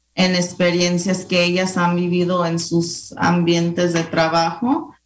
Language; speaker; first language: Spanish; early bilingual, heritage; Spanish